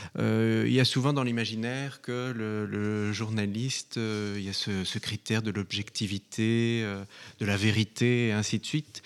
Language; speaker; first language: French; native; French